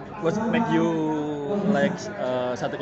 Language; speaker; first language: English; non-native, learner; Indonesian